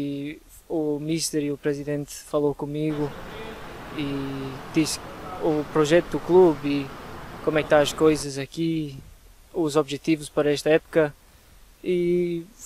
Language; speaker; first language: Portuguese; non-native, fluent; English